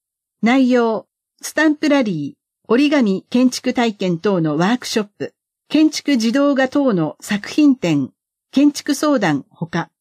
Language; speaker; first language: Japanese; native; Japanese